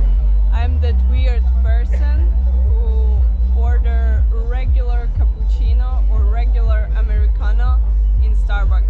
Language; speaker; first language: English; non-native, fluent; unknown